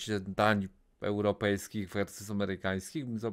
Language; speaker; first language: Polish; native; Polish